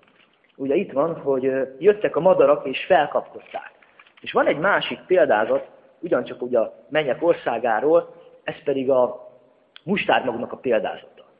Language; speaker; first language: Hungarian; native; Hungarian